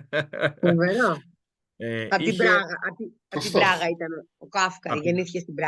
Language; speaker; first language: Greek; native; Greek